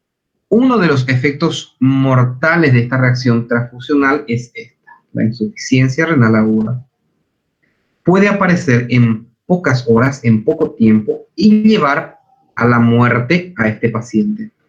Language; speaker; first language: Spanish; native; Spanish